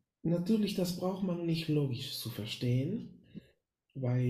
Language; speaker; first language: German; non-native, fluent; Spanish